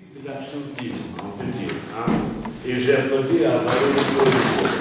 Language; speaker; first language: French; non-native, fluent; Russian